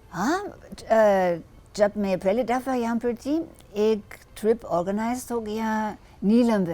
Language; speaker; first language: Hindi; non-native, learner; German